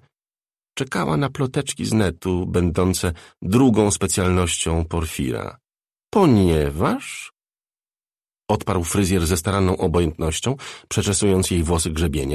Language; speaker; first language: Polish; native; Polish